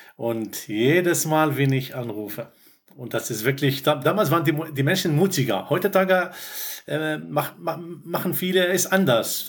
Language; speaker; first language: German; non-native, fluent; Arabic